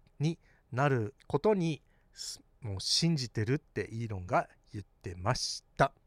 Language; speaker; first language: Japanese; early bilingual, heritage; Japanese